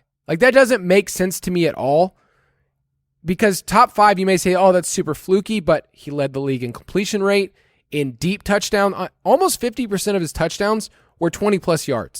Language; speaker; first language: English; native; English